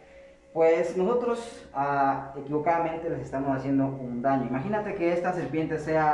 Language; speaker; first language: Spanish; native; Spanish